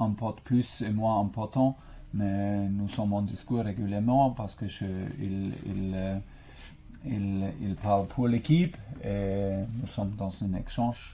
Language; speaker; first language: French; non-native, fluent; German